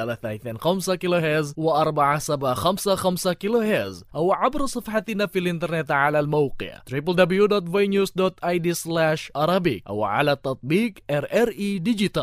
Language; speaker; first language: Arabic; non-native, fluent; Indonesian